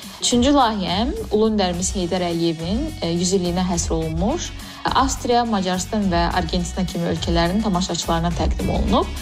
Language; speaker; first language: Azerbaijani; native; Azerbaijani